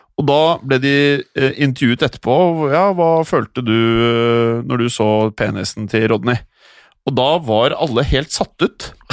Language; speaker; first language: Norwegian; early bilingual, other home language; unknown